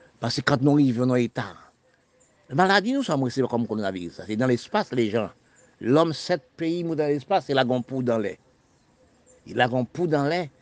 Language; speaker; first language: French; non-native, local second language; Haitian Creole